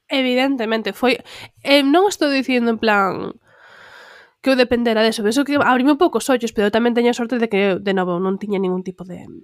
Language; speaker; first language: Galician; non-native, local second language; Spanish